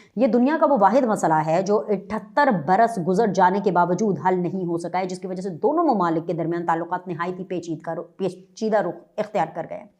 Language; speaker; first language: Urdu; native; Urdu